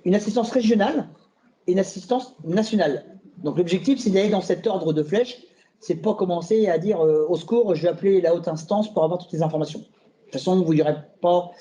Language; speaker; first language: French; native; French